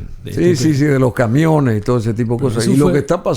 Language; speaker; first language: Spanish; native; Spanish